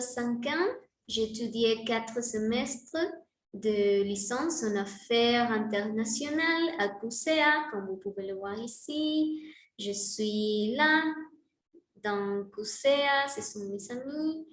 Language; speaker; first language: French; non-native, learner; Spanish